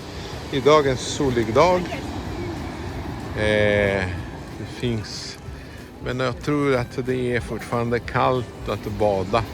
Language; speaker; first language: Swedish; non-native, fluent; Portuguese